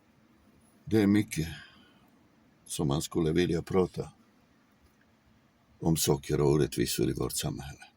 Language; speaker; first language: Swedish; non-native, fluent; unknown